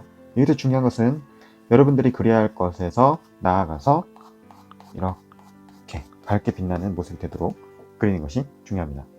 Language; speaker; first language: Korean; native; Korean